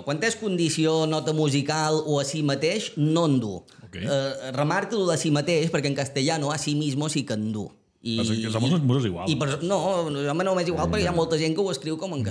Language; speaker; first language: Catalan; native; Catalan